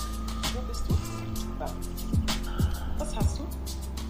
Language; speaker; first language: German; native; German